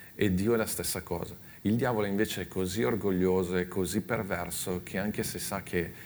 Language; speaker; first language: Italian; native; Italian